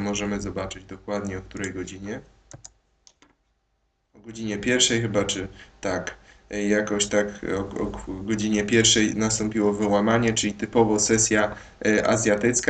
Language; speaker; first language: Polish; native; Polish